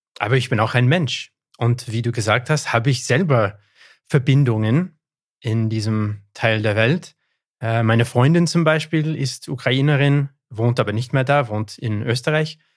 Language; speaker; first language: German; non-native, fluent; English